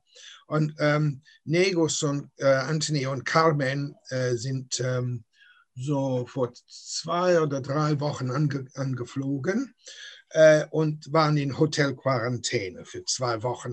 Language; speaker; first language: German; non-native, fluent; English